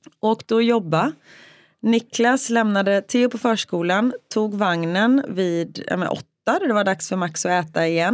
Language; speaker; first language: Swedish; native; Swedish